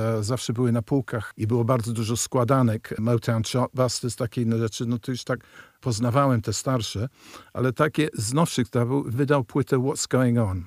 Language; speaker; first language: Polish; early bilingual, heritage; Polish